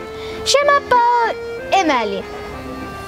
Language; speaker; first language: French; non-native, learner; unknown